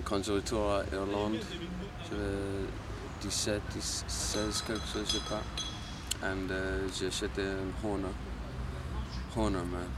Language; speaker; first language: French; non-native, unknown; English